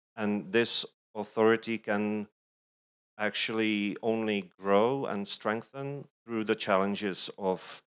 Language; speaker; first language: English; non-native, fluent; Czech